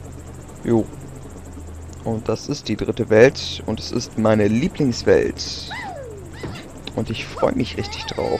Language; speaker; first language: German; native; German